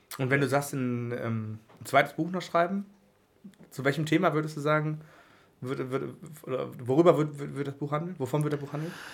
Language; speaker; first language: German; native; German